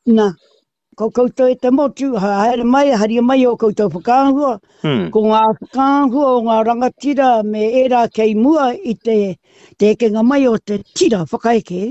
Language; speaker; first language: Māori; native; Māori